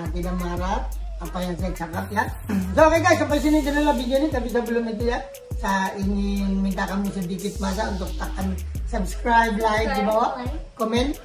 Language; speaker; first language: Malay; non-native, local second language; Filipino